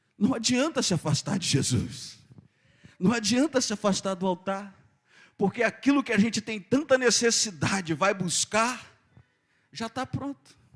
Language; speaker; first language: Portuguese; native; Portuguese